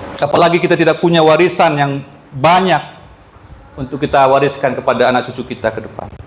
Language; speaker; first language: Indonesian; non-native, local second language; Batak Toba